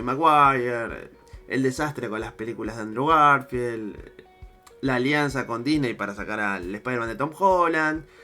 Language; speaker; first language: Spanish; native; Spanish